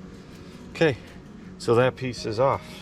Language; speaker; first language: English; native; English